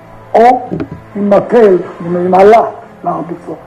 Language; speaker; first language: Hebrew; non-native, fluent; Yiddish